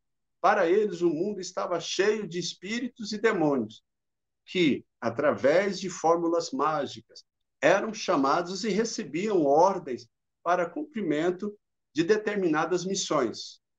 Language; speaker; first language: Portuguese; native; Portuguese